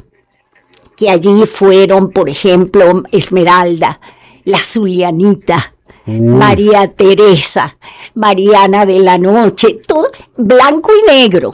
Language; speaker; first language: Spanish; native; Spanish